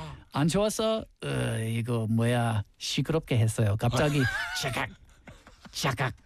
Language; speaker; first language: Korean; non-native, learner; English